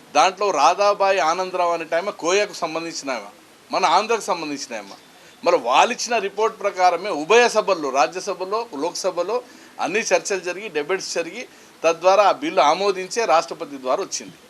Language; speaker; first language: Telugu; non-native, local second language; Lambadi